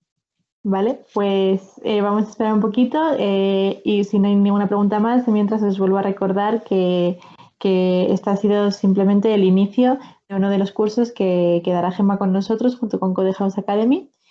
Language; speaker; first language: Spanish; native; Spanish